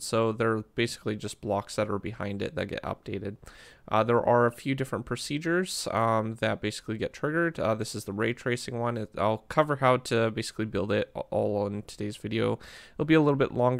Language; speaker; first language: English; native; English